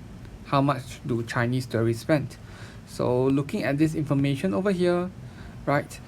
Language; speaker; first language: English; native; English